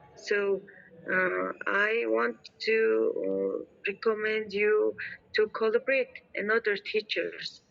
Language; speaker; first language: English; non-native, learner; Mongolian